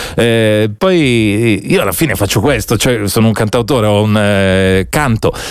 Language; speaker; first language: Italian; native; Italian